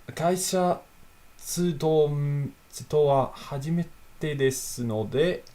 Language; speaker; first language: Japanese; non-native, learner; Italian